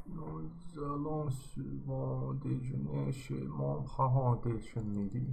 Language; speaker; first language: French; non-native, learner; Chinese